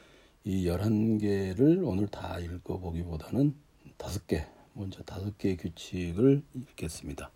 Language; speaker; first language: Korean; native; Korean